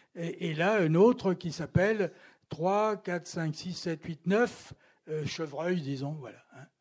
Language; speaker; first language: French; native; French